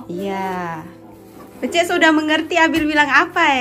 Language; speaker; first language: Indonesian; native; Indonesian